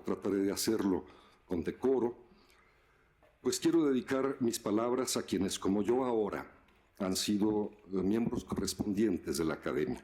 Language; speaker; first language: Spanish; native; Spanish